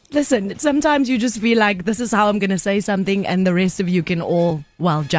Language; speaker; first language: English; native; English